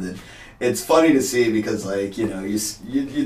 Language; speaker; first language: English; native; English